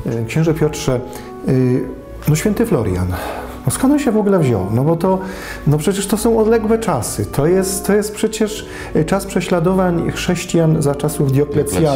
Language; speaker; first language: Polish; native; Polish